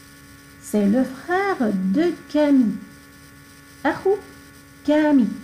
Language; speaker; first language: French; non-native, fluent; Arabic